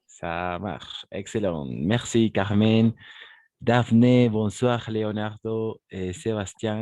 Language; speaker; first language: French; non-native, fluent; Spanish